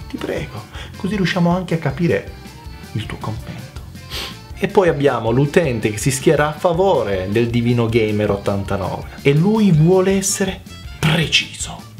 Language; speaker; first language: Italian; early bilingual, other home language; Macedonian